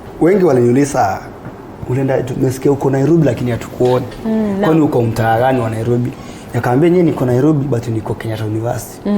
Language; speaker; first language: Swahili; non-native, local second language; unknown